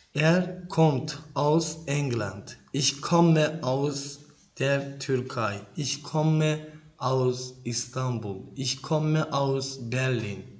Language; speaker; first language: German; non-native, fluent; Turkish